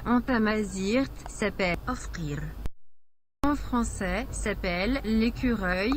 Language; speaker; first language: French; non-native, learner; Berber languages